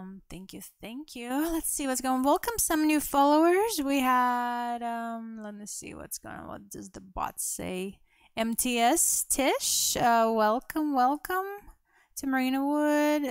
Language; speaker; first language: English; non-native, fluent; Russian